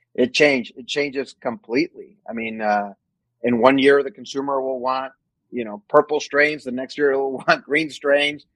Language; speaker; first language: English; non-native, fluent; Spanish